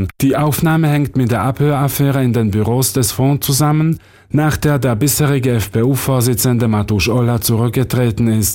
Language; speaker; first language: German; non-native, fluent; Slovak